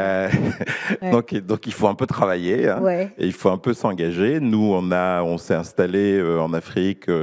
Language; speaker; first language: French; native; French